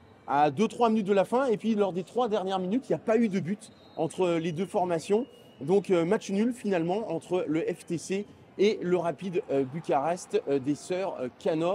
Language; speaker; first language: French; native; French